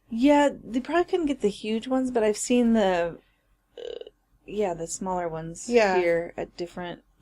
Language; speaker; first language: English; native; English